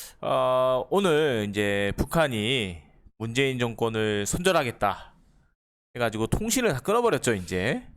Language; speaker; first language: Korean; native; Korean